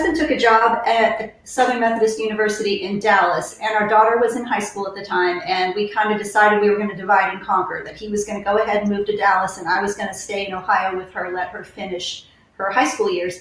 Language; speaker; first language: English; native; English